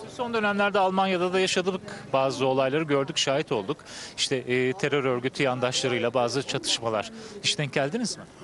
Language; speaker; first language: Turkish; native; Turkish